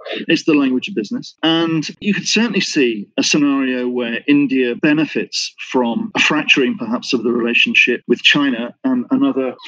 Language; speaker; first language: English; native; English